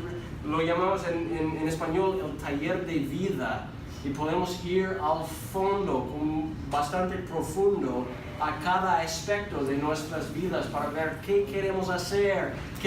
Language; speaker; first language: Spanish; non-native, fluent; English